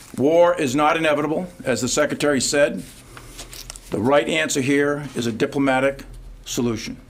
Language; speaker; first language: English; native; English